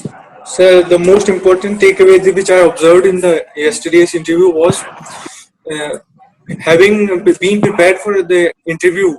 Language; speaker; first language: English; non-native, local second language; Hindi